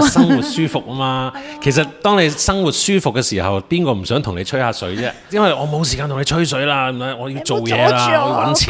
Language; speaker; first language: Cantonese; native; Cantonese